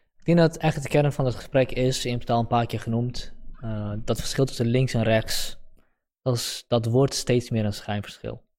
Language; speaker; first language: Dutch; early bilingual, other home language; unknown